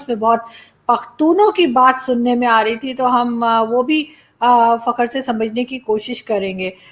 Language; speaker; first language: Urdu; native; Urdu